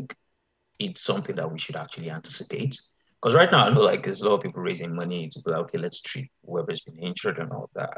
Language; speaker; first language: English; non-native, local second language; Yoruba